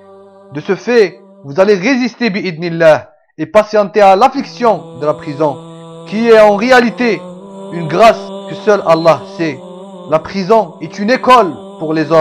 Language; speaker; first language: French; non-native, local second language; Arabic